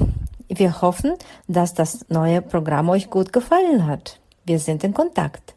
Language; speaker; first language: German; non-native, learner; Spanish